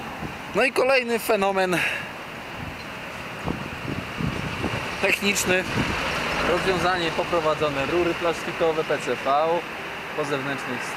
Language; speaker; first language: Polish; native; Polish